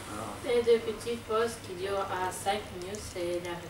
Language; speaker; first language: French; non-native, learner; Russian